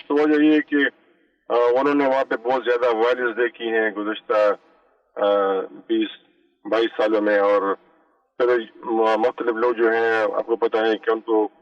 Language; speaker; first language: Hindi; non-native, local second language; Pashto